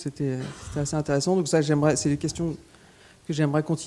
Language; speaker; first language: French; native; French